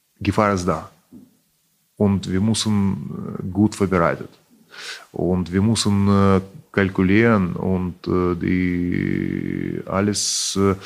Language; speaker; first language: German; non-native, fluent; Russian